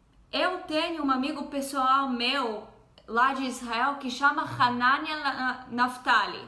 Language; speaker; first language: Portuguese; non-native, fluent; Hebrew